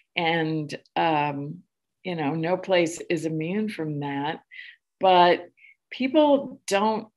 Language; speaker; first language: English; native; English